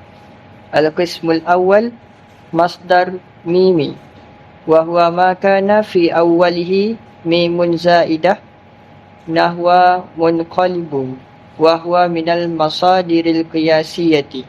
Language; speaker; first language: Arabic; non-native, learner; Malay